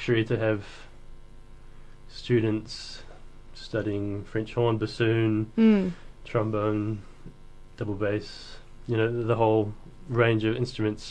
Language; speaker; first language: English; native; English